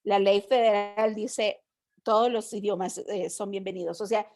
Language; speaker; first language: Spanish; early bilingual, heritage; Spanish